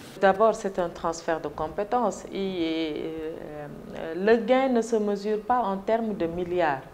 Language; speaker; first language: French; non-native, local second language; Wolof